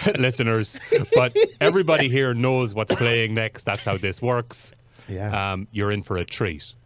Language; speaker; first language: English; native; English